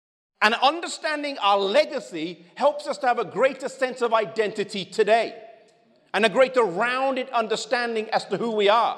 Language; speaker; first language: English; native; English